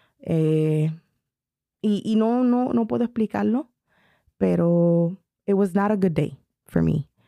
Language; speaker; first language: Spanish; early bilingual, heritage; Spanish